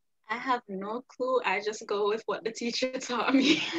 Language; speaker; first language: English; native; English